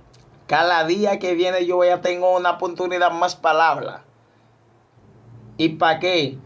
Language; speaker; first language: Spanish; non-native, learner; Haitian Creole